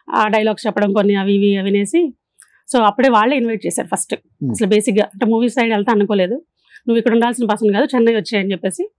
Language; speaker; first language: Telugu; native; Telugu